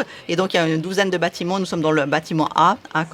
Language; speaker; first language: French; native; French